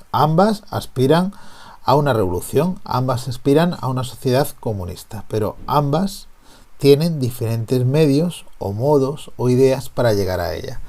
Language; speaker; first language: Spanish; native; Spanish